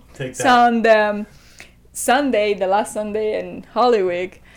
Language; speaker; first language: English; non-native, fluent; Spanish